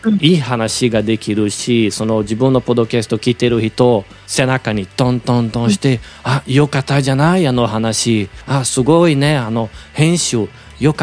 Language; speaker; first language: Japanese; non-native, learner; Portuguese